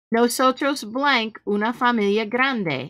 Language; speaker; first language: Spanish; non-native, fluent; English